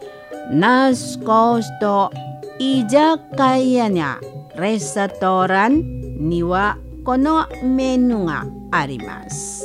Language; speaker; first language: Japanese; non-native, fluent; Indonesian